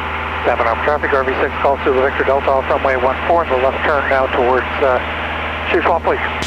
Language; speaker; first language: English; native; English